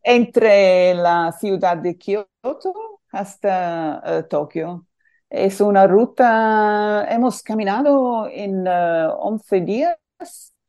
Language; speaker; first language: Spanish; non-native, fluent; English